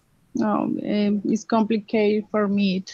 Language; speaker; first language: English; non-native, learner; Spanish